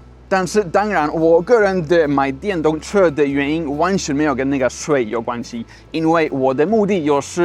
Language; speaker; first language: Chinese; non-native, fluent; Swedish